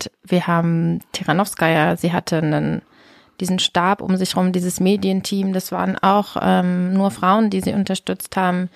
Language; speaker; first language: German; native; German